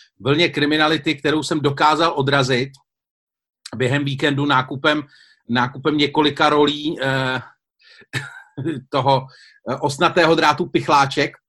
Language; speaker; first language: Czech; native; Czech